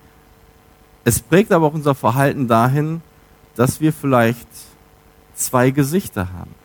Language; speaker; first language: German; native; German